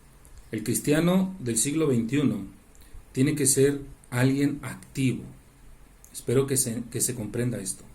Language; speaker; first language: Spanish; native; Spanish